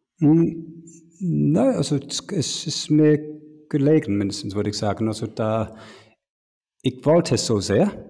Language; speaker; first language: German; non-native, fluent; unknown